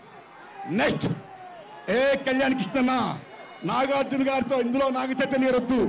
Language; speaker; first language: Telugu; native; Telugu